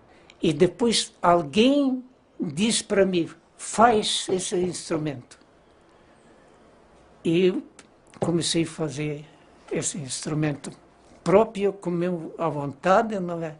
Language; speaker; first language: Portuguese; non-native, fluent; Ukrainian